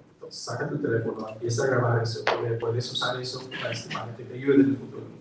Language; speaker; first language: Spanish; early bilingual, heritage; Spanish